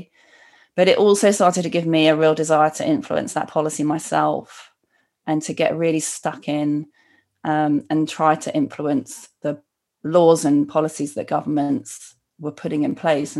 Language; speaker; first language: English; native; English